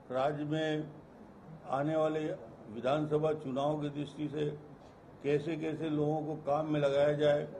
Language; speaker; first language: Hindi; native; Hindi